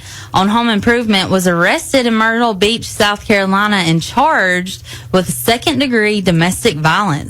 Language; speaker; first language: English; native; English